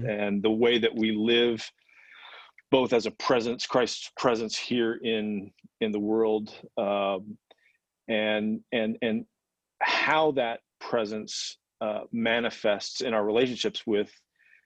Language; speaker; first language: English; native; English